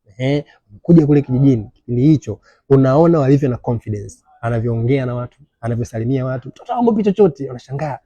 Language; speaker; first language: Swahili; native; Swahili